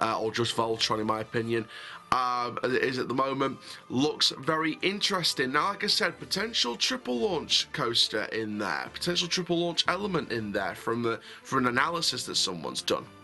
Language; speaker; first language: English; native; English